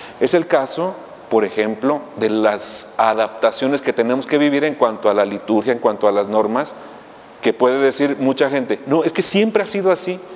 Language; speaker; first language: Spanish; native; Spanish